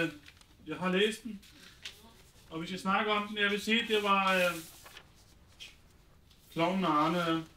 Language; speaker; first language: Danish; native; Danish